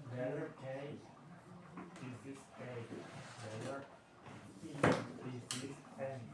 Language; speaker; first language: English; non-native, learner; Spanish